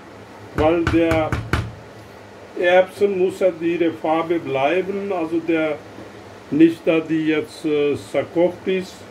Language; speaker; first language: German; non-native, learner; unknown